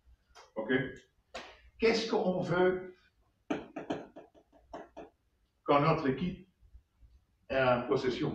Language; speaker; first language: French; non-native, fluent; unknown